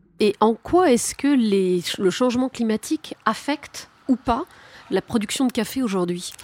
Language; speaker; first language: French; native; French